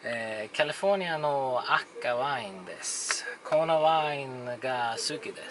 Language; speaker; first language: Japanese; non-native, learner; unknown